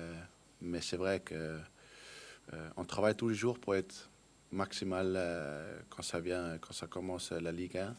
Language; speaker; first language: French; non-native, fluent; Danish